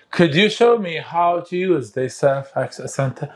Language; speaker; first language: English; non-native, fluent; Arabic